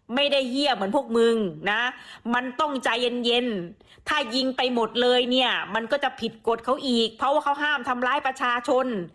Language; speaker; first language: Thai; native; Thai